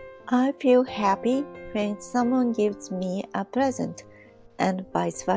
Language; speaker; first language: English; non-native, learner; Japanese